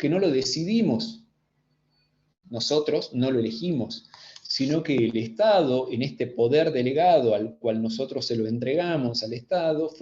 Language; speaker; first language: Spanish; native; Spanish